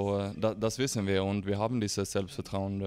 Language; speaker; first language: German; non-native, fluent; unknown